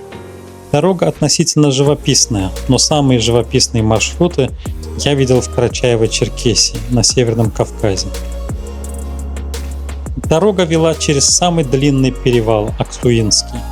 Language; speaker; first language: Russian; native; Russian